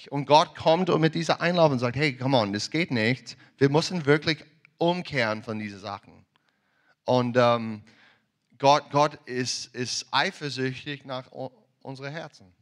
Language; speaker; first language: German; non-native, fluent; English